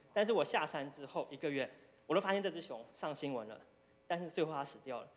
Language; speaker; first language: Chinese; native; Chinese